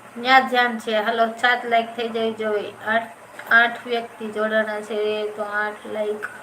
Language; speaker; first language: Gujarati; native; Gujarati